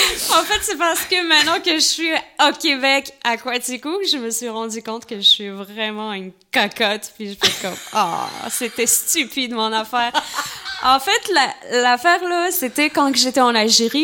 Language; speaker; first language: French; non-native, local second language; Kabyle